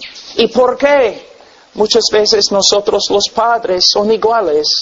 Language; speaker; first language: Spanish; non-native, fluent; English